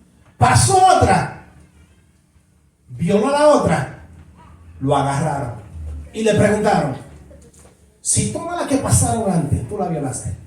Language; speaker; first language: Spanish; native; Spanish